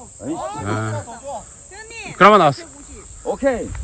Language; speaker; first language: Korean; native; Korean